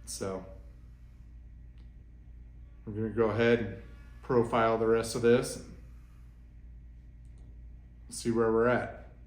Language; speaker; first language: English; native; English